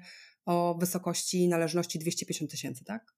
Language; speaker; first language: Polish; native; Polish